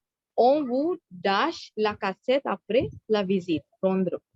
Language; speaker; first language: French; non-native, fluent; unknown